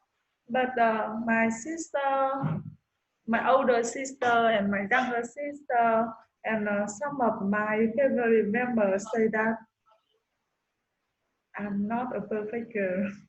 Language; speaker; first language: English; non-native, learner; Vietnamese